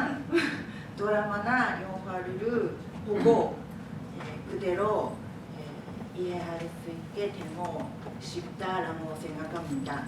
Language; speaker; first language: Korean; non-native, fluent; Japanese